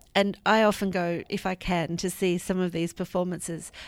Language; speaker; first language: English; native; English